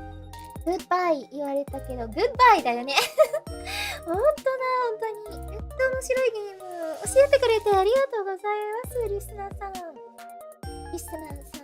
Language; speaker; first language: Japanese; non-native, fluent; English